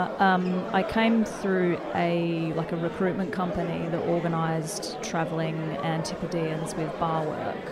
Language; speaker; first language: English; native; English